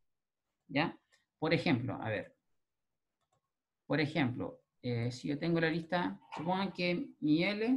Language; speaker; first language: Spanish; native; Spanish